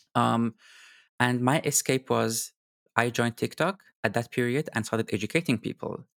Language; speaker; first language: English; non-native, fluent; Arabic